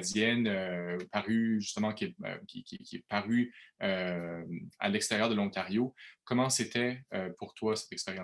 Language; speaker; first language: French; native; French